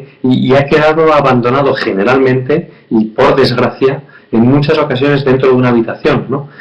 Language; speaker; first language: Spanish; native; Spanish